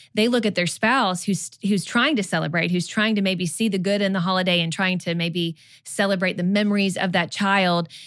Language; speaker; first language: English; native; English